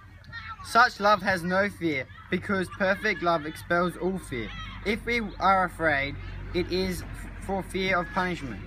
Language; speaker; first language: English; native; English